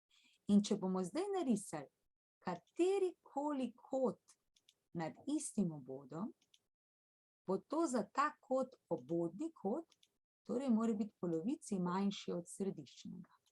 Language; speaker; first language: Slovenian; native; Slovenian